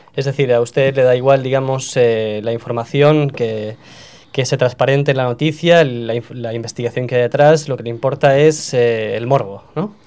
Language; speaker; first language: Spanish; non-native, local second language; Catalan